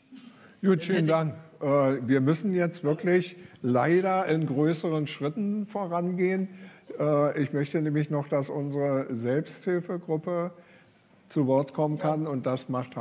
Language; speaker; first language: German; native; German